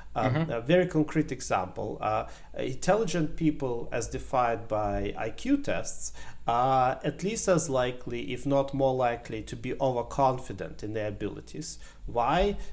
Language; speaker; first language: English; non-native, fluent; Ukrainian